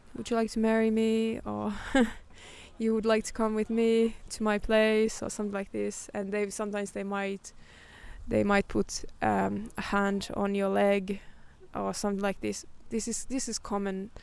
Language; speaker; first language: English; non-native, fluent; Finnish